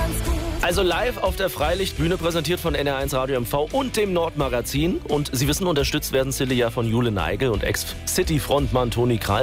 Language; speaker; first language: German; native; German